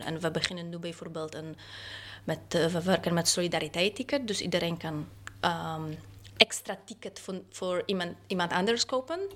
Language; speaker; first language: Dutch; non-native, fluent; Polish